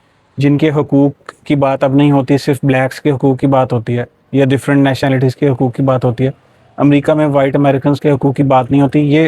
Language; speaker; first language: Urdu; native; Urdu